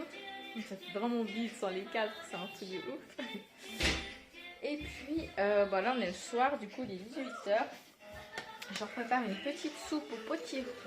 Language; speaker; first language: French; native; French